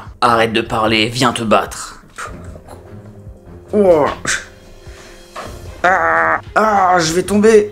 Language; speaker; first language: French; native; French